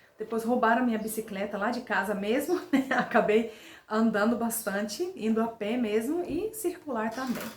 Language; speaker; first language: Portuguese; non-native, fluent; Finnish